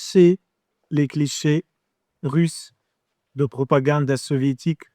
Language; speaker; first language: French; non-native, fluent; Ukrainian